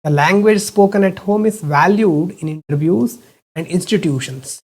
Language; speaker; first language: English; non-native, local second language; Kannada